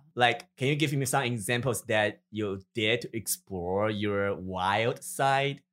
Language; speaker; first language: English; non-native, fluent; Chinese